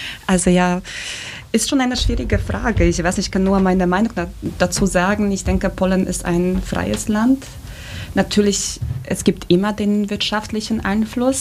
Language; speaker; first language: German; non-native, fluent; Polish